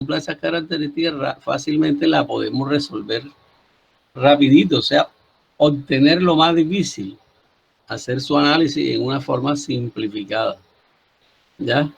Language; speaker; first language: Spanish; native; Spanish